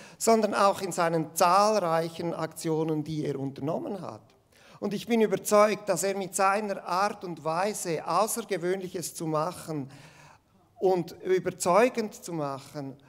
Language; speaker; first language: German; non-native, local second language; Romansh